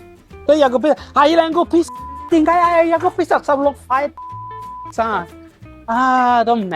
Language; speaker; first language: Cantonese; non-native, learner; Italian